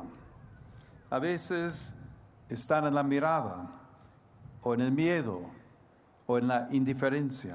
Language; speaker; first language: Spanish; non-native, fluent; English